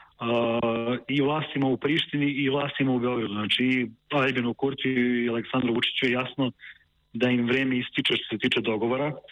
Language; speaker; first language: Serbian; native; Serbian